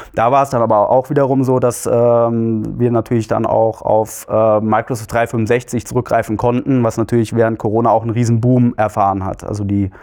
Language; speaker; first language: German; native; German